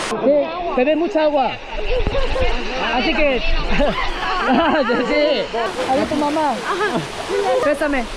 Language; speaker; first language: Spanish; non-native, learner; Korean